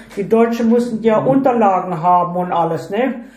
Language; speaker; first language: German; early bilingual, heritage; Ukrainian